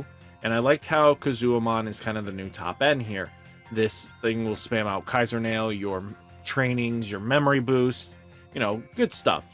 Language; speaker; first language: English; native; English